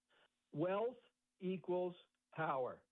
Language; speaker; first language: English; native; English